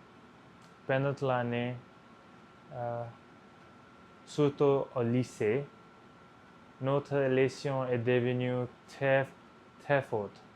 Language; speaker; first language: French; non-native, learner; Punjabi